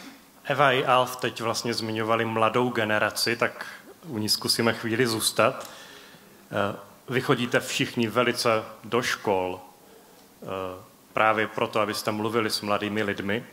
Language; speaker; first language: Czech; native; Czech